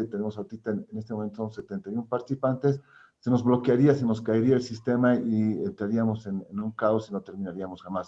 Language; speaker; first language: Spanish; native; Spanish